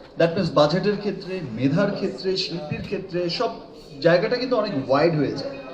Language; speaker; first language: Bangla; native; Bangla